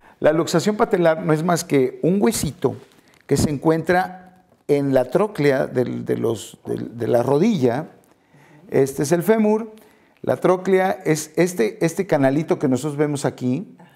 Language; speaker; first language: Spanish; native; Spanish